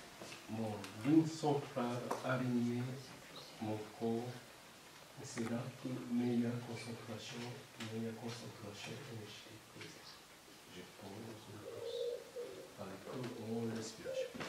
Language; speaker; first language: French; non-native, learner; Japanese